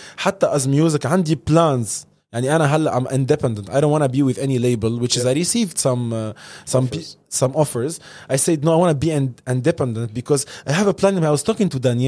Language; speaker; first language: English; non-native, fluent; Arabic